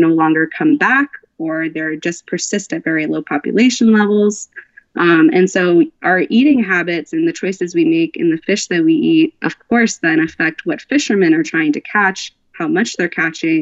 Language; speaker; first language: English; native; English